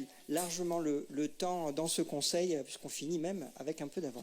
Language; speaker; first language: French; native; French